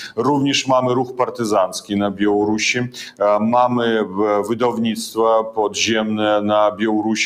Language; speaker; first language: Polish; non-native, fluent; Russian